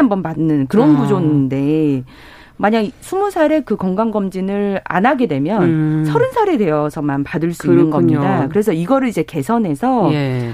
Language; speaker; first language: Korean; native; Korean